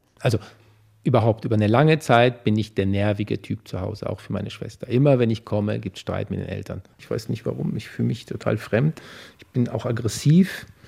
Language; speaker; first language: German; early bilingual, other home language; Polish